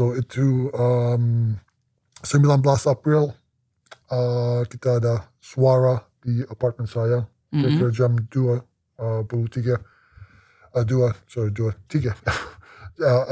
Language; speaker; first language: Indonesian; non-native, learner; English